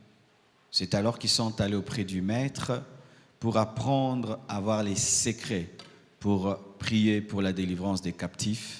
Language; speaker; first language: French; non-native, local second language; Lingala